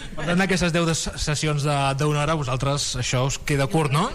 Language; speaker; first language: Catalan; native; Catalan